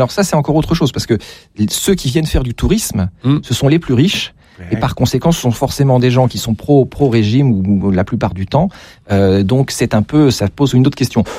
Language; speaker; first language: French; native; French